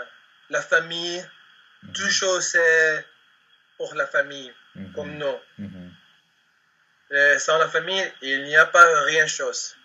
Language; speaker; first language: French; non-native, learner; Spanish